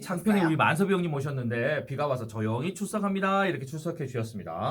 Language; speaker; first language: Korean; native; Korean